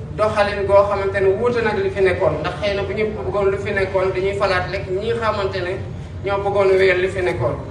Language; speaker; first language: Wolof; non-native, local second language; Serer